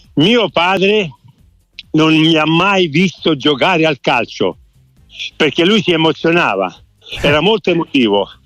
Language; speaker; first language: Italian; native; Italian